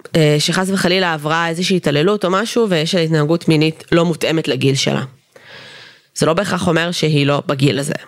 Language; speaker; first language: Hebrew; early bilingual, other home language; Russian